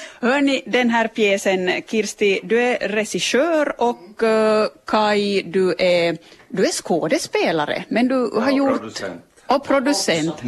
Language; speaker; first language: Swedish; native; Swedish